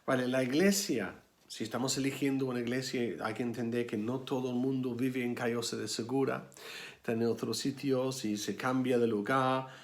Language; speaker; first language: Spanish; non-native, fluent; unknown